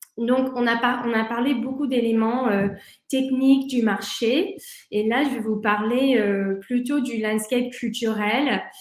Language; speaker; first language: French; early bilingual, heritage; English